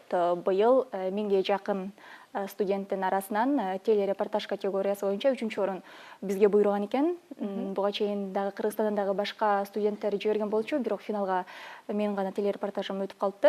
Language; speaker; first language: Kyrgyz; native; Kyrgyz